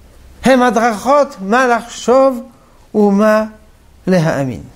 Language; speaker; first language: Hebrew; non-native, fluent; French